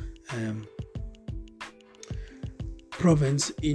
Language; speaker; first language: English; non-native, local second language; Northern Sotho